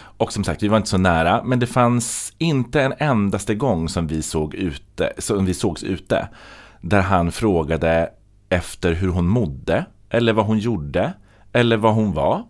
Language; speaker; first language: Swedish; native; Swedish